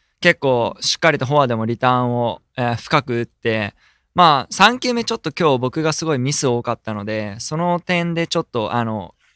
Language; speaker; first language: Japanese; native; Japanese